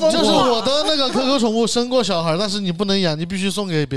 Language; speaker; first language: Chinese; native; Chinese